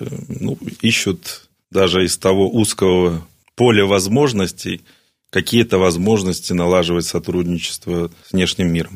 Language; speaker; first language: Russian; native; Russian